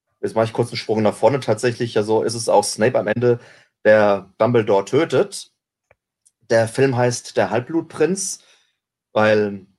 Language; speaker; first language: German; native; German